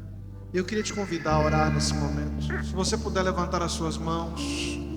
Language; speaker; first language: Portuguese; native; Portuguese